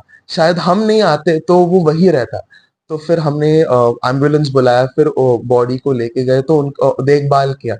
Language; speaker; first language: Hindi; native; Hindi